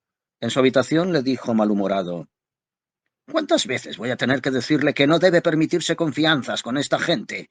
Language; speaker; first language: Spanish; native; Spanish